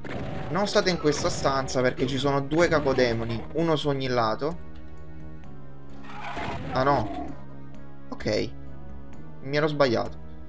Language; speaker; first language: Italian; native; Italian